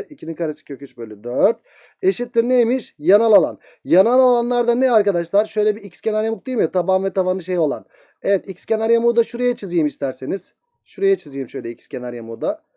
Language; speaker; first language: Turkish; native; Turkish